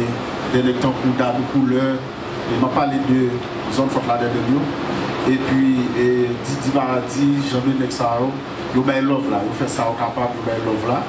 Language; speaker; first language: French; non-native, local second language; Haitian Creole